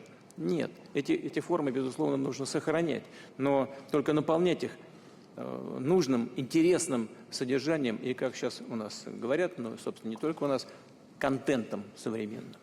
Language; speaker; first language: Russian; native; Russian